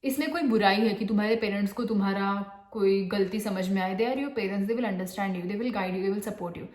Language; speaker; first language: Hindi; non-native, local second language; Marathi